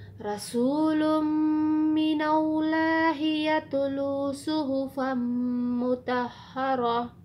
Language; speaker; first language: Arabic; non-native, learner; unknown